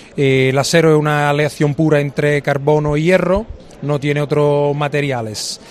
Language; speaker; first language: Spanish; non-native, fluent; Italian